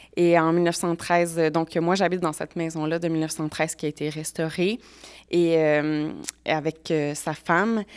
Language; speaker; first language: French; native; French